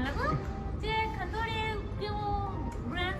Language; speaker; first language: Chinese; non-native, learner; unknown